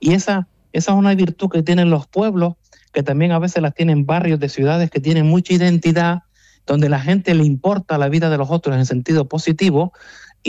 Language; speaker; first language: Spanish; native; Spanish